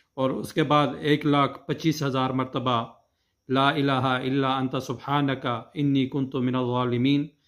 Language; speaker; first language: Urdu; native; Urdu